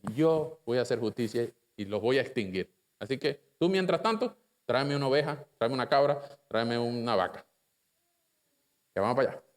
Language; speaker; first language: Spanish; native; Spanish